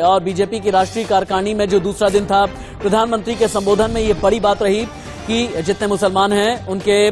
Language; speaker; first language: Hindi; native; Hindi